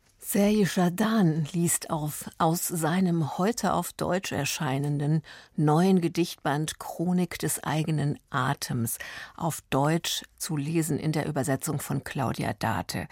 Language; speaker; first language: German; native; German